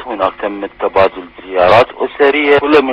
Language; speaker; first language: Arabic; native; Arabic